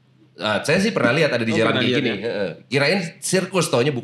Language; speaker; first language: Indonesian; native; Indonesian